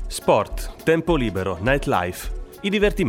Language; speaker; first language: Italian; native; Italian